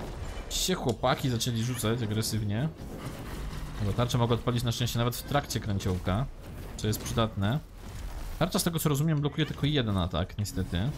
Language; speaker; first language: Polish; native; Polish